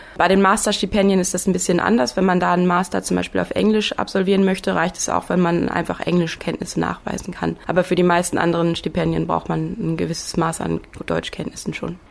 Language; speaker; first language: German; native; German